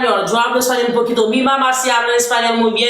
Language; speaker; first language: Spanish; non-native, learner; Haitian Creole